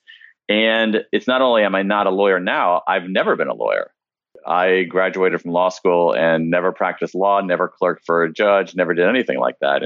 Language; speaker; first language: English; native; English